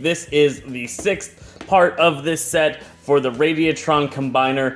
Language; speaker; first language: English; native; English